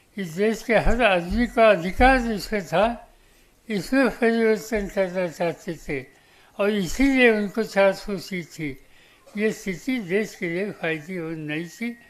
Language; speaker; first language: Hindi; non-native, local second language; Marathi